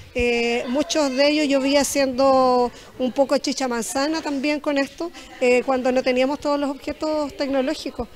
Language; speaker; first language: Spanish; native; Spanish